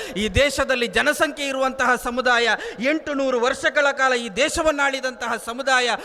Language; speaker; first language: Kannada; non-native, local second language; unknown